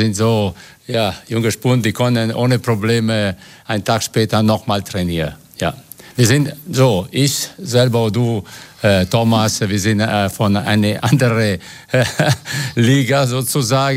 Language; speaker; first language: German; non-native, fluent; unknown